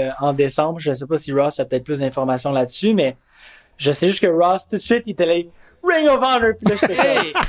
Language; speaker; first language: French; native; French